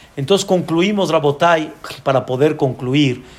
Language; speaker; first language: Spanish; early bilingual, other home language; Arabic